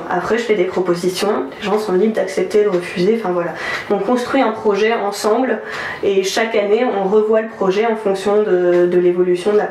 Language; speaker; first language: French; native; French